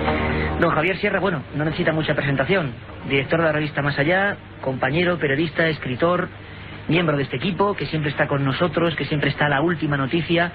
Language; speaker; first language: Spanish; native; Spanish